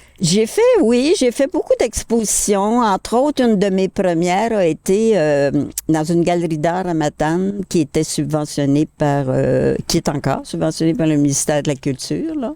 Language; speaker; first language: French; native; French